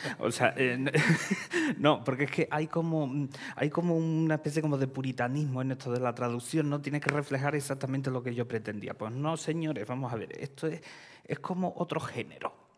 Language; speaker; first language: Spanish; early bilingual, other home language; Ukrainian